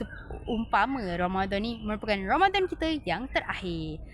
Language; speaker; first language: Malay; native; Malay